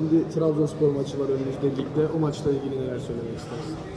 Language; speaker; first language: Turkish; native; Turkish